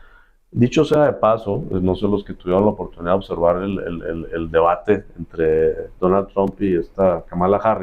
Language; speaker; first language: Spanish; native; Spanish